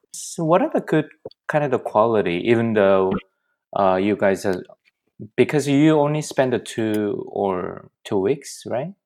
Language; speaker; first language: English; non-native, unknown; Korean